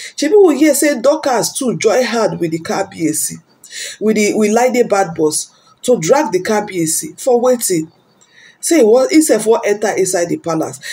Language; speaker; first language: Nigerian Pidgin; non-native, local second language; Yoruba